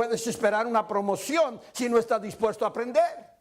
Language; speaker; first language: Spanish; early bilingual, heritage; Spanish